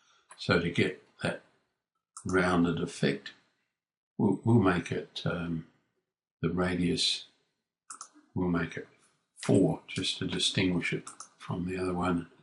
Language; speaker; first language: English; native; English